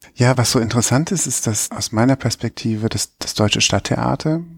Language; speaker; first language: German; native; German